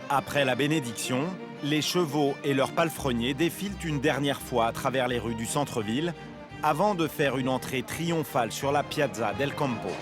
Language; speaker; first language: French; native; French